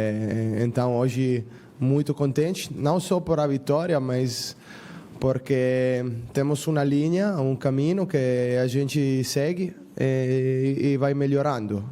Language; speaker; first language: Portuguese; non-native, fluent; Spanish